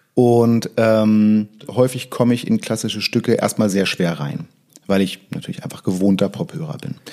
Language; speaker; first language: German; early bilingual, other home language; Russian